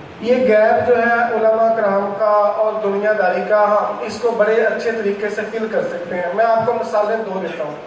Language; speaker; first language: Urdu; non-native, local second language; Punjabi